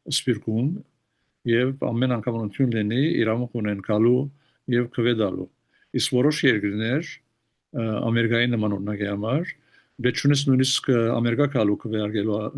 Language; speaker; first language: Armenian; early bilingual, heritage; Armenian